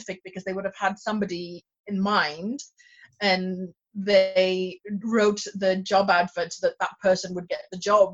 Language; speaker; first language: English; non-native, local second language; Swahili